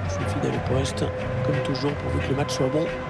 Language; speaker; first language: French; native; French